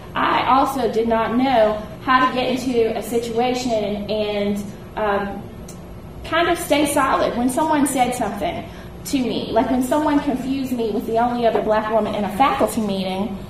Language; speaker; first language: English; native; English